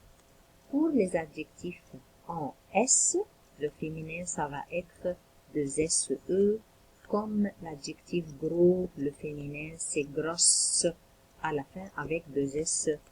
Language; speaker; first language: French; non-native, local second language; Arabic